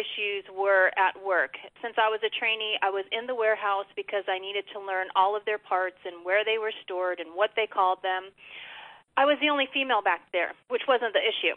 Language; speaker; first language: English; native; English